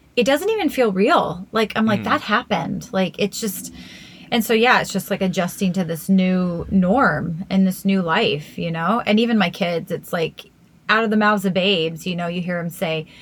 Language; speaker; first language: English; native; English